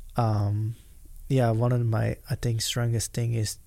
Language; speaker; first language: English; non-native, fluent; Japanese